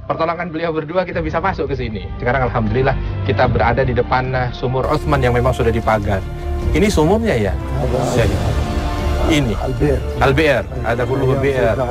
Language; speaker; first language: Indonesian; native; Indonesian